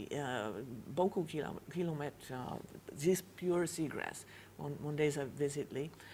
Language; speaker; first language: Haitian Creole; non-native, fluent; English